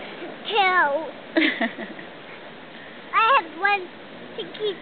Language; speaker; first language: English; early bilingual, other home language; Thai